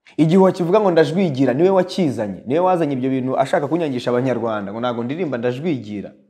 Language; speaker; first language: Kinyarwanda; early bilingual, heritage; Kinyarwanda